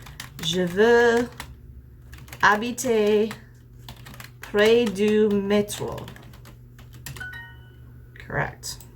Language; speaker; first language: French; non-native, learner; English